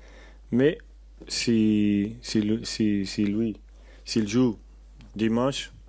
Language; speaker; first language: French; non-native, learner; Portuguese